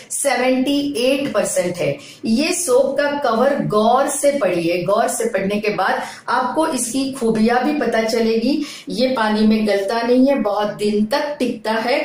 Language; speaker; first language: Hindi; non-native, local second language; Marathi